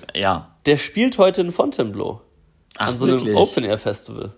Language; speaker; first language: German; native; German